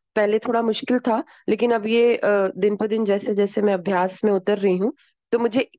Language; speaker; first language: Hindi; native; Hindi